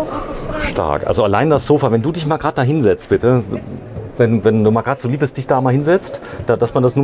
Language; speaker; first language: German; native; German